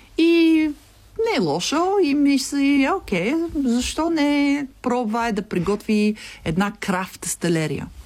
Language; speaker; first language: Bulgarian; non-native, learner; English